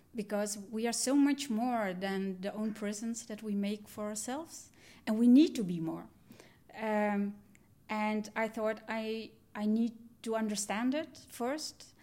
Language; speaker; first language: English; non-native, fluent; Dutch